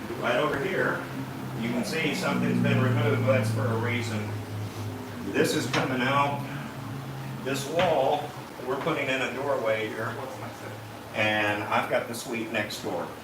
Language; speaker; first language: English; native; English